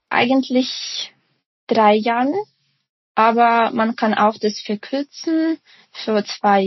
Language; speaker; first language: German; non-native, fluent; Ukrainian